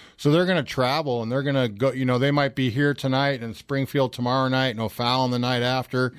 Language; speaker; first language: English; native; English